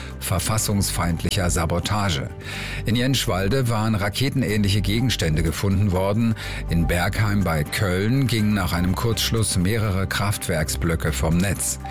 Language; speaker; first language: German; native; German